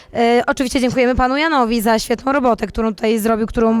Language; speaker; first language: Polish; native; Polish